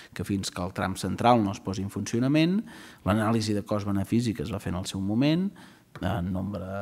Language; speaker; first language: Catalan; native; Catalan